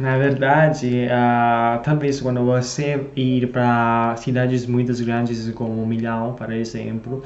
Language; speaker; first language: Portuguese; non-native, fluent; Italian